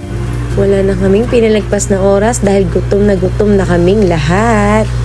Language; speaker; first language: Filipino; native; Filipino